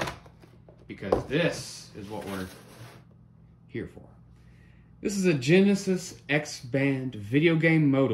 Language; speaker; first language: English; native; English